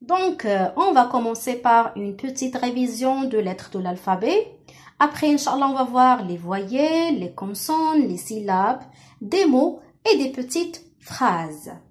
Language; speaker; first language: French; non-native, local second language; Arabic